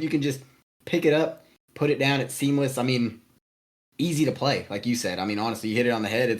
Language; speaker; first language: English; native; English